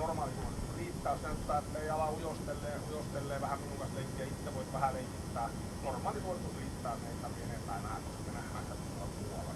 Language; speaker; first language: Finnish; native; Finnish